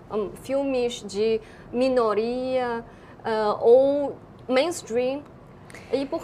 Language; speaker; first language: Portuguese; non-native, fluent; Chinese